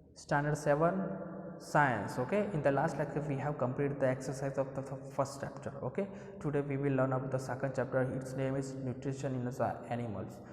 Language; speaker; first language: English; non-native, local second language; Gujarati